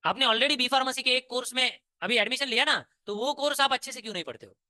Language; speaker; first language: Hindi; non-native, local second language; Marathi